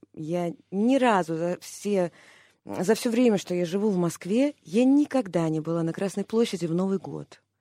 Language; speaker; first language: Russian; native; Russian